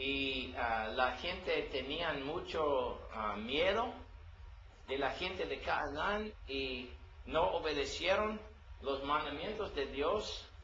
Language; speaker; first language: Spanish; non-native, learner; English